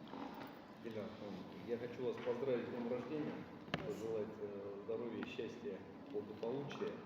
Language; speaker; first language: Russian; non-native, local second language; Azerbaijani